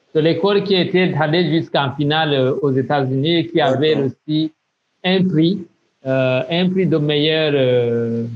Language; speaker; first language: French; non-native, local second language; Rundi